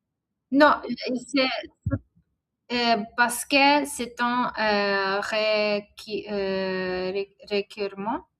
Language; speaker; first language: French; non-native, learner; Italian